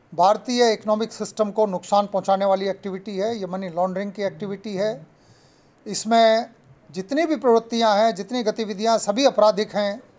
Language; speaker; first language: Hindi; non-native, local second language; Gujarati